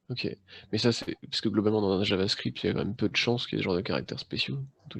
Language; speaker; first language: French; native; French